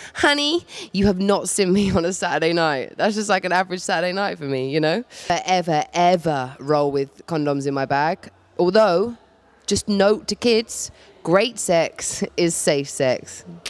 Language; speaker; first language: English; native; English